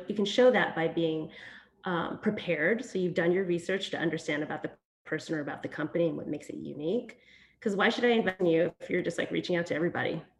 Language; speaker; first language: English; early bilingual, other home language; Vietnamese